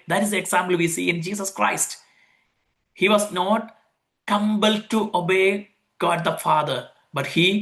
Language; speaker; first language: English; non-native, local second language; Malayalam